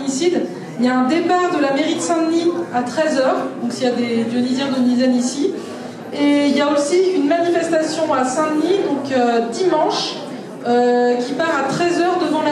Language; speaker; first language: French; native; French